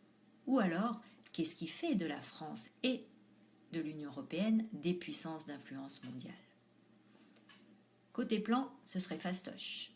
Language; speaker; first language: French; native; French